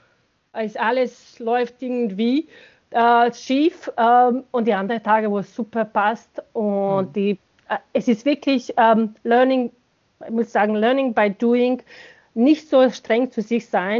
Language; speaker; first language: German; non-native, fluent; Bosnian